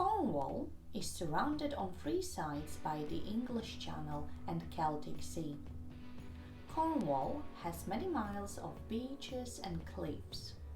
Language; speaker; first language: English; non-native, fluent; Polish